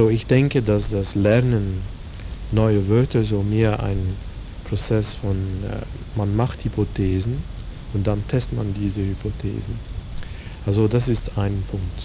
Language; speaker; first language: German; non-native, fluent; Dutch